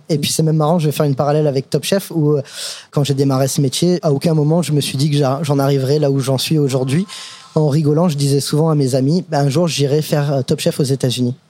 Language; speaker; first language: French; non-native, fluent; English